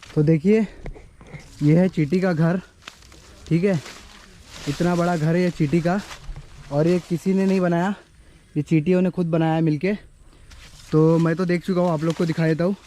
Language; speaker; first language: Hindi; native; Hindi